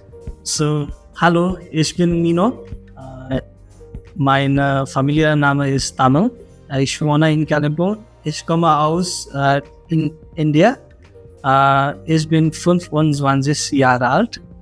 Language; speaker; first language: German; non-native, learner; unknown